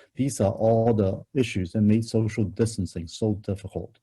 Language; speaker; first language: English; non-native, local second language; Cantonese